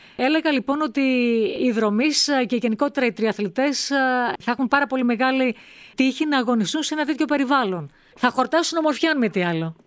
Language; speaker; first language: Greek; native; Greek